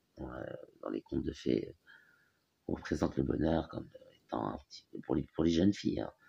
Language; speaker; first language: French; native; French